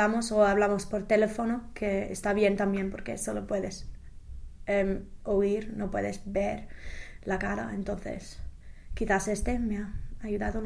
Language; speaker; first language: Spanish; non-native, fluent; English